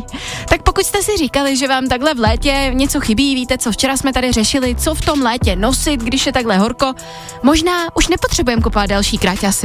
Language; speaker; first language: Czech; native; Czech